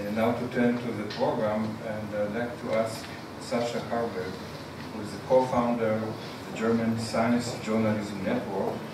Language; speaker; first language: English; non-native, fluent; Hebrew